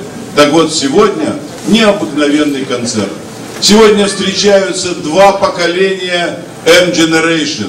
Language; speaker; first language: Russian; native; Russian